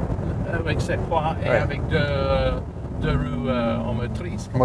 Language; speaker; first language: French; non-native, learner; English